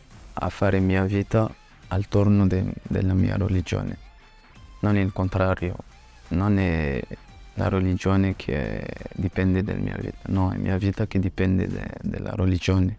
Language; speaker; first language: Italian; non-native, fluent; French